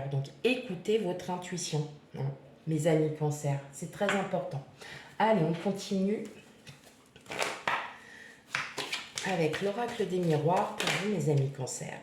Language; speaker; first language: French; native; French